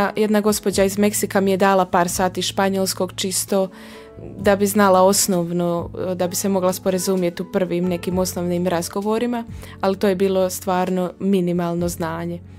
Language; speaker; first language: Croatian; native; Croatian